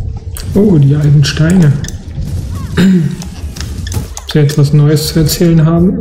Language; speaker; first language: German; native; German